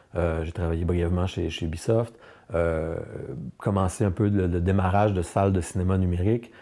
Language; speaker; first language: French; native; French